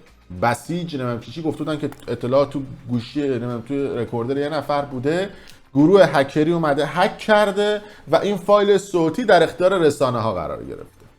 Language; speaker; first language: Persian; native; Persian